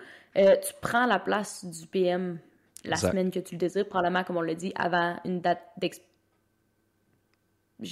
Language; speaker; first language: French; native; French